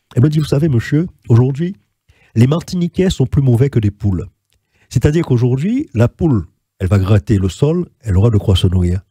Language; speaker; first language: French; native; French